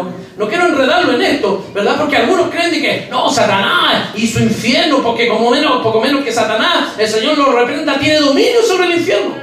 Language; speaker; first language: Spanish; native; Spanish